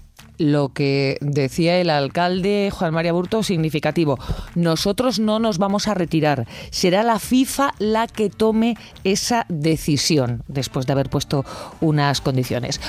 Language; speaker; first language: Spanish; native; Spanish